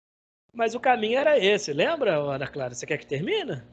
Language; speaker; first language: Portuguese; native; Portuguese